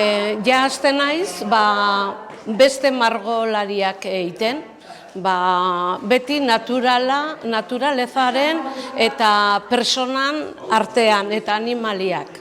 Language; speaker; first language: Basque; non-native, local second language; Spanish